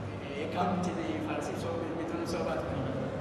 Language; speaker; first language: Persian; non-native, learner; Malagasy